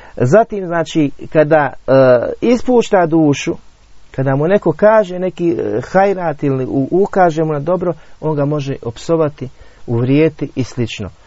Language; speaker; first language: Bosnian; native; Bosnian